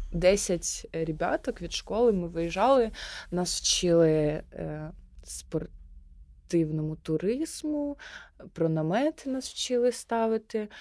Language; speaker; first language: Ukrainian; non-native, local second language; Russian